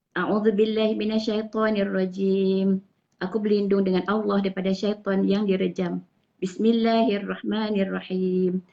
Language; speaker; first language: Malay; native; Malay